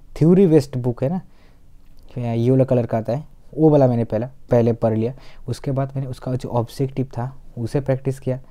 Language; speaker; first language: Hindi; non-native, local second language; Bangla